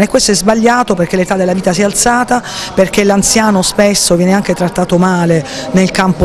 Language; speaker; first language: Italian; native; Italian